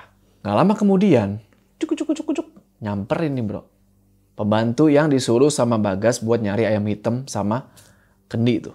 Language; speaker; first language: Indonesian; native; Indonesian